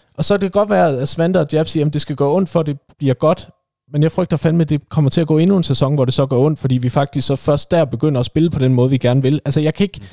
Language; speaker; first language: Danish; native; Danish